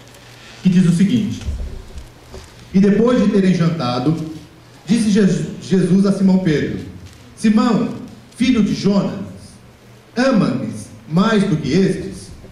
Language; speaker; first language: Portuguese; native; Portuguese